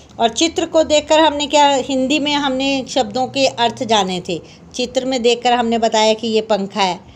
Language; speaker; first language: Hindi; native; Hindi